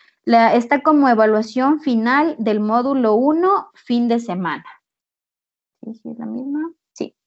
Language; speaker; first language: Spanish; native; Spanish